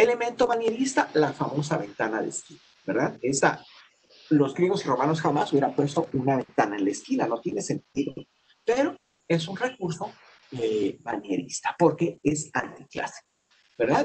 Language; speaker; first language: Spanish; native; Spanish